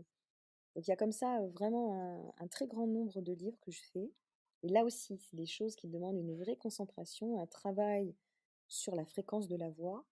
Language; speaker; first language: French; native; French